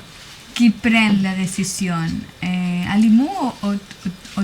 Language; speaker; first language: French; non-native, learner; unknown